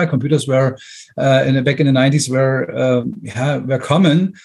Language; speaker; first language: English; non-native, fluent; German